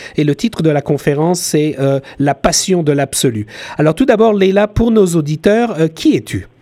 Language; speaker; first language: French; native; French